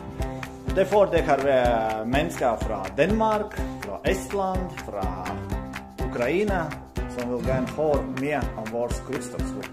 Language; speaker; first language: Danish; non-native, learner; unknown